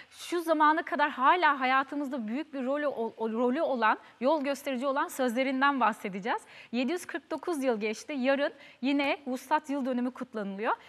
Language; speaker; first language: Turkish; early bilingual, heritage; Turkish